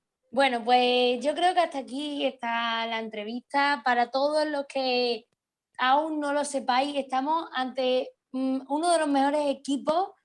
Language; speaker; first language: Spanish; native; Spanish